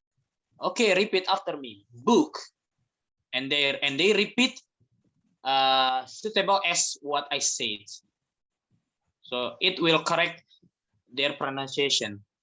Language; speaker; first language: English; non-native, fluent; Indonesian